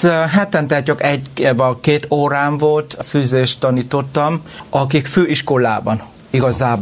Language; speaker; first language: Hungarian; non-native, learner; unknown